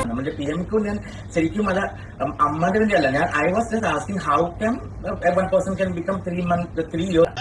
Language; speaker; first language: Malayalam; non-native, local second language; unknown